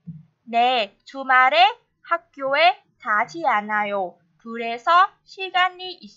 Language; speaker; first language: Korean; non-native, fluent; Vietnamese